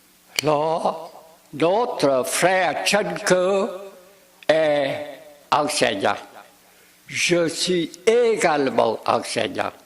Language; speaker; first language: French; non-native, fluent; Vietnamese